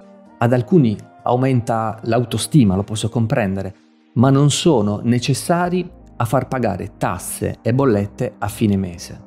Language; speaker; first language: Italian; native; Italian